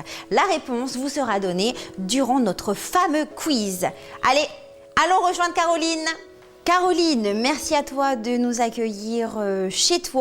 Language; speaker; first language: French; native; French